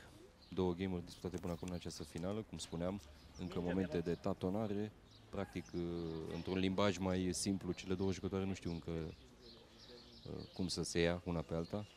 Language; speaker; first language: Romanian; native; Romanian